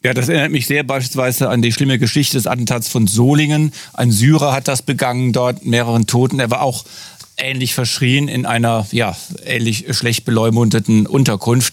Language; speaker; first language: German; native; German